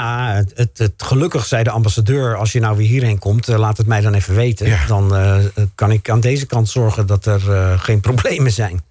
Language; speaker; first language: Dutch; native; Dutch